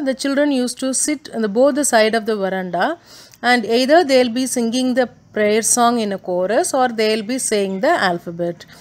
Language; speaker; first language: English; non-native, local second language; Tamil